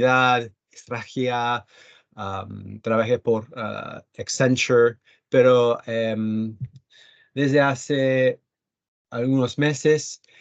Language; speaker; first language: Spanish; early bilingual, heritage; Spanish